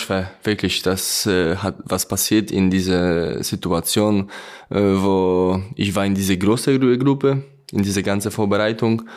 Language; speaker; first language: German; non-native, learner; Polish